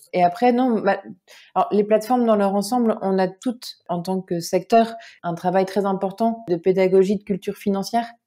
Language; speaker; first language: French; native; French